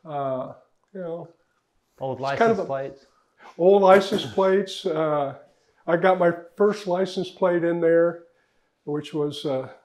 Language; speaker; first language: English; native; English